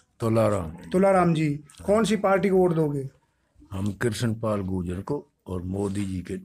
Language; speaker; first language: Hindi; native; Hindi